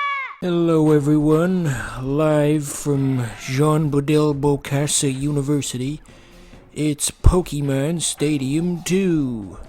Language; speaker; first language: English; native; English